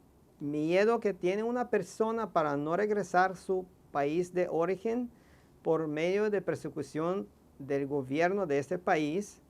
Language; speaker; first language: Spanish; non-native, fluent; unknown